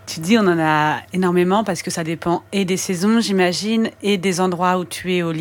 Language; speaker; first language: French; native; French